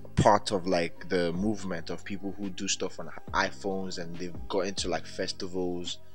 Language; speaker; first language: English; non-native, local second language; Yoruba